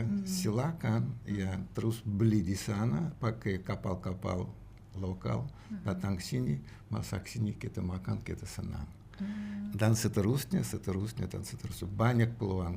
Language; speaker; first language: Indonesian; non-native, learner; Russian